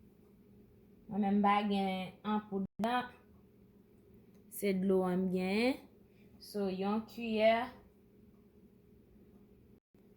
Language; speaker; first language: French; non-native, local second language; Haitian Creole